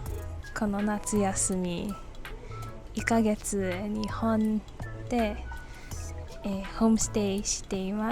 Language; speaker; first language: Japanese; non-native, learner; English